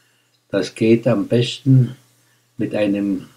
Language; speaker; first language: German; native; German